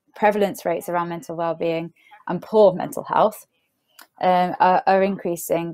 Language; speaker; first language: English; native; English